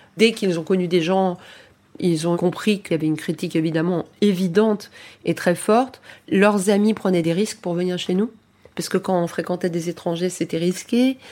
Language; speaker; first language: French; early bilingual, heritage; French